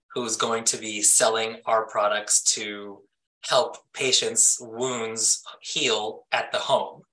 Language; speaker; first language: English; native; English